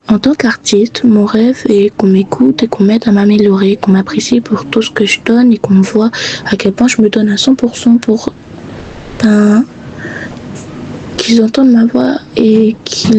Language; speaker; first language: French; native; French